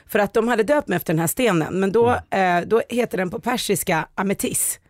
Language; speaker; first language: Swedish; early bilingual, other home language; Persian